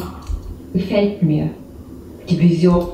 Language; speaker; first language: German; non-native, learner; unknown